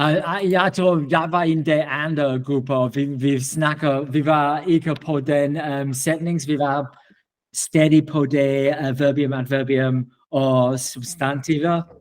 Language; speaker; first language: Danish; non-native, learner; English